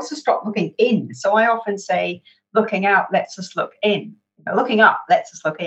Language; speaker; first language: English; native; English